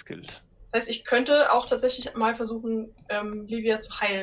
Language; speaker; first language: German; native; German